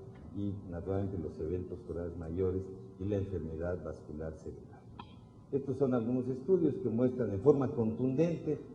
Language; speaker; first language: Spanish; native; Spanish